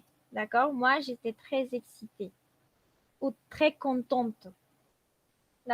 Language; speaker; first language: French; non-native, fluent; Spanish